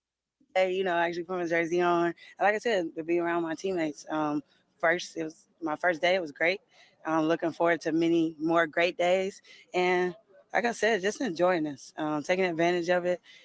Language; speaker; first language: English; native; English